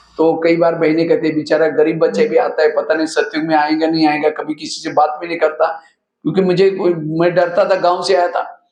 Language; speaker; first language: Hindi; non-native, local second language; Marathi